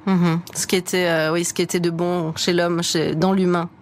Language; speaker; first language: French; native; French